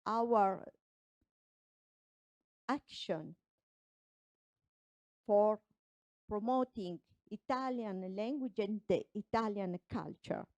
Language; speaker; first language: English; non-native, fluent; Italian